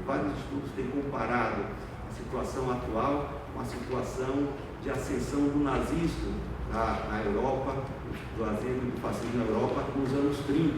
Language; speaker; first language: Portuguese; native; Portuguese